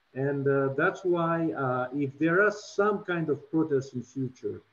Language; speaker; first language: English; non-native, fluent; Russian